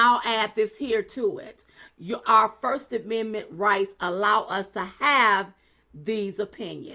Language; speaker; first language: English; native; English